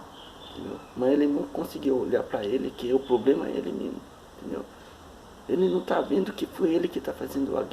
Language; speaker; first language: Portuguese; non-native, fluent; Haitian Creole